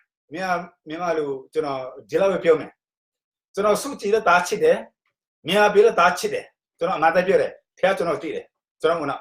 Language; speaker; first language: Burmese; non-native, local second language; Tedim Chin